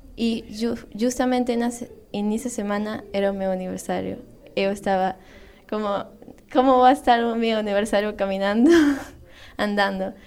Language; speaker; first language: Portuguese; non-native, learner; Spanish